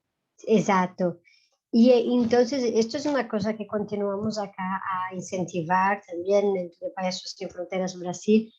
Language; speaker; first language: Spanish; non-native, fluent; Portuguese